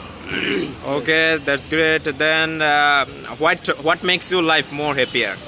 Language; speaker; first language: English; non-native, learner; Bangla